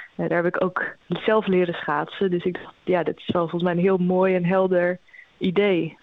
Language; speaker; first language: Dutch; native; Dutch